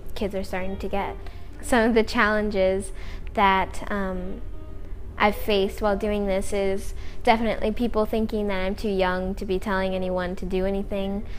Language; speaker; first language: English; native; English